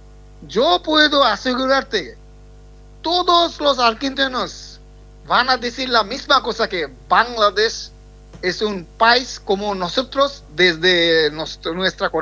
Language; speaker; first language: Spanish; non-native, fluent; Bangla